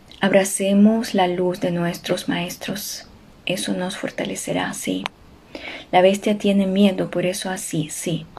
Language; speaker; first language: Spanish; non-native, fluent; Ukrainian